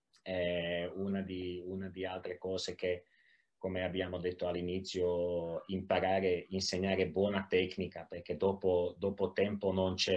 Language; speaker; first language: Italian; non-native, learner; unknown